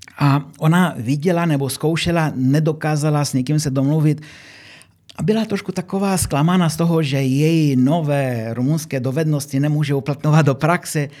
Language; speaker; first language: Czech; non-native, fluent; Romanian